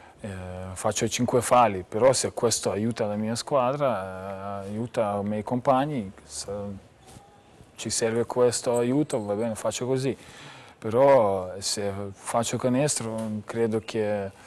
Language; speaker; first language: Italian; non-native, learner; Lithuanian